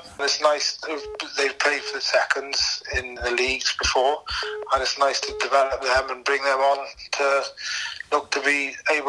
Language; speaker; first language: English; native; English